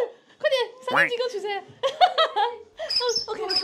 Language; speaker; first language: Korean; non-native, fluent; Chinese